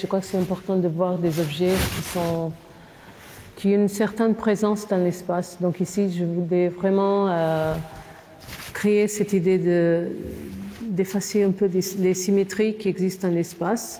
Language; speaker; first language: French; non-native, fluent; Portuguese